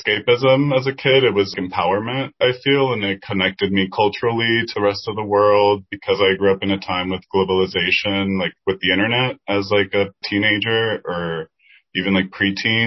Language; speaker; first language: English; non-native, fluent; Spanish